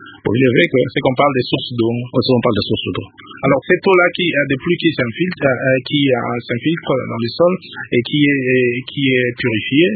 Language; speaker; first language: French; non-native, local second language; Lingala